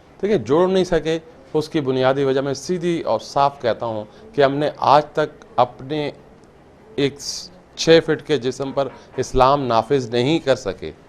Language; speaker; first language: Urdu; non-native, local second language; Baluchi